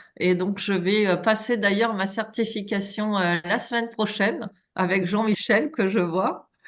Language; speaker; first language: French; native; French